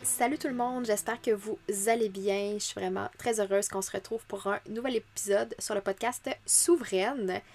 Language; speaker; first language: French; native; French